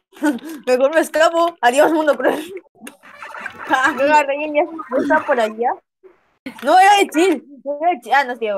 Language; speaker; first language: Spanish; native; Spanish